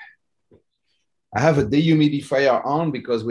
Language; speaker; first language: English; non-native, fluent; French